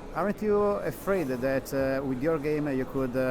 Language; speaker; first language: English; non-native, fluent; Italian